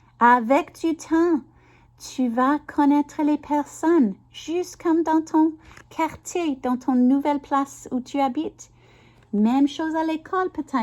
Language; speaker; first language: French; non-native, learner; English